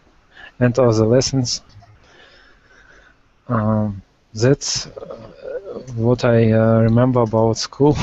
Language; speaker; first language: English; non-native, learner; Russian